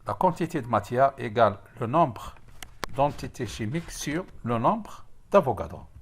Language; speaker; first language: French; non-native, local second language; Arabic